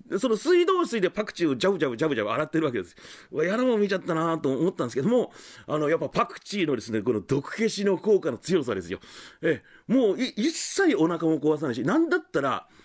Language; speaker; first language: Japanese; native; Japanese